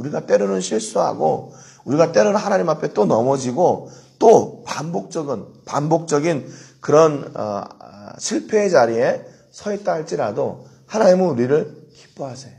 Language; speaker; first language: Korean; native; Korean